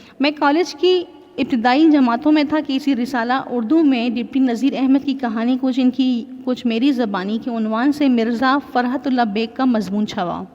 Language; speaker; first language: Urdu; non-native, local second language; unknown